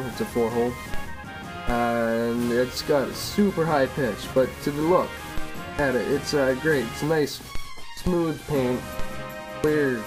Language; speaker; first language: English; native; English